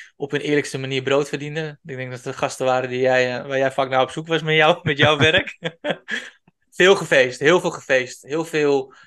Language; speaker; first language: Dutch; native; Dutch